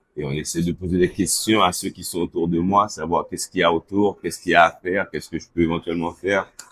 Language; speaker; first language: French; early bilingual, other home language; Haitian Creole